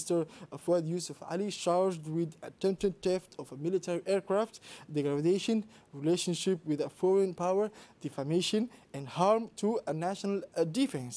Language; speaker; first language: English; non-native, fluent; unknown